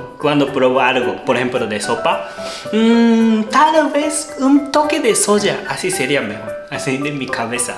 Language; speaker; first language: Spanish; non-native, learner; Japanese